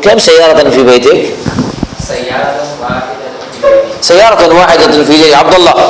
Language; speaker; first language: Arabic; non-native, fluent; Urdu